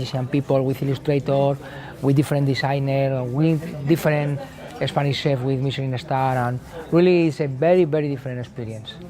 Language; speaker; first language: English; non-native, learner; Spanish